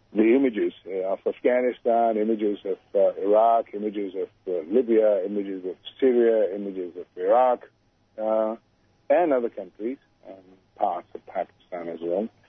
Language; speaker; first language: English; non-native, local second language; Urdu